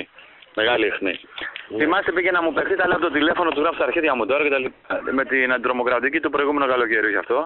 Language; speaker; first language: Greek; native; Greek